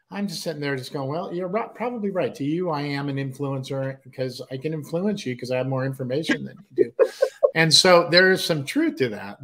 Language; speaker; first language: English; native; English